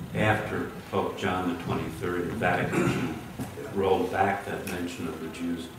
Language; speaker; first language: English; early bilingual, other home language; Hungarian